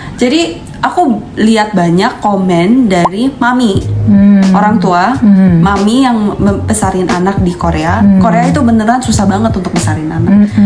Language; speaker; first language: Indonesian; early bilingual, other home language; Korean